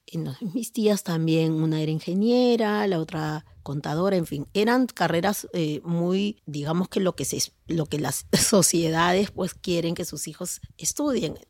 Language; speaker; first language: Spanish; native; Spanish